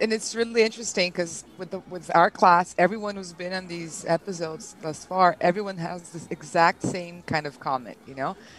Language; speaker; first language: English; early bilingual, other home language; Portuguese